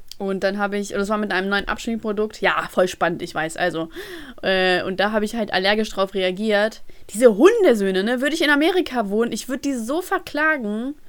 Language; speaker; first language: German; early bilingual, other home language; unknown